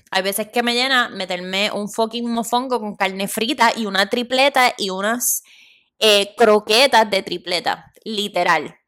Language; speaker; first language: Spanish; native; Spanish